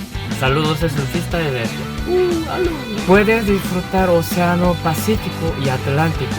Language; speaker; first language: Spanish; non-native, learner; Korean